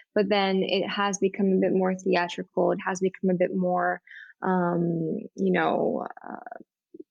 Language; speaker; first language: English; native; English